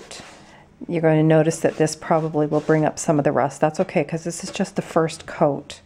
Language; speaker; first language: English; native; English